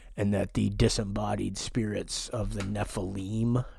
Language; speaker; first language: English; native; English